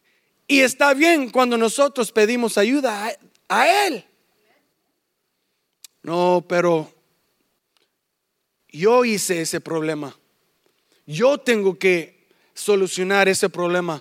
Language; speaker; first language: Spanish; early bilingual, heritage; English